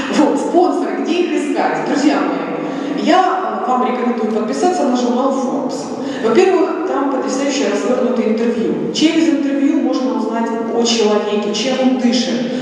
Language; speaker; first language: Russian; non-native, local second language; Ukrainian